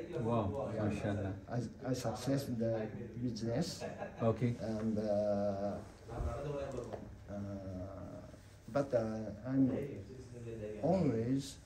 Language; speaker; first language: English; non-native, learner; Japanese